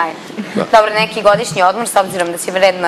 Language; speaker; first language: Croatian; native; Croatian